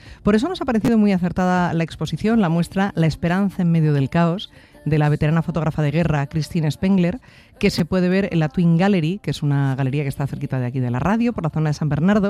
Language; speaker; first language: Spanish; native; Spanish